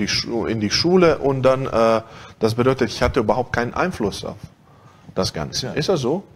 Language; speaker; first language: German; non-native, fluent; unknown